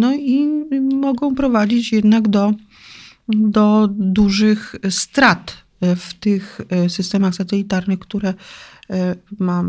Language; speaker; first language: Polish; native; Polish